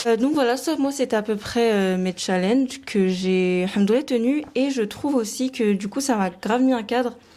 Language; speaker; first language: French; native; French